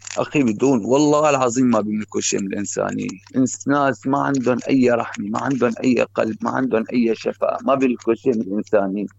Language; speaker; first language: Arabic; native; Arabic